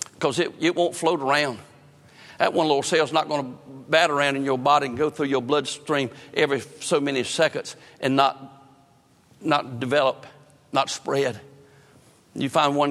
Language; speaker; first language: English; native; English